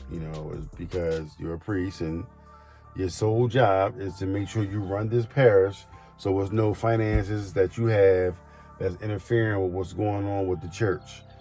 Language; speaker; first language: English; native; English